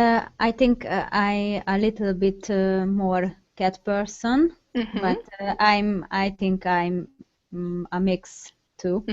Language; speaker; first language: English; non-native, learner; Hungarian